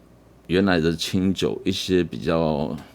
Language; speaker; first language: Chinese; native; Chinese